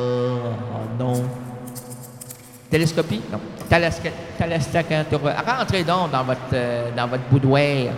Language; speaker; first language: French; native; French